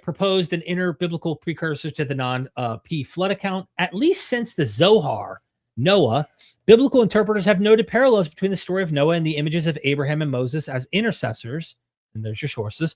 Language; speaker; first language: English; native; English